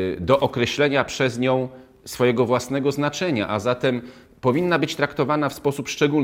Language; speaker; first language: Polish; native; Polish